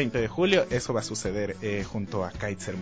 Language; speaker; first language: Spanish; native; Spanish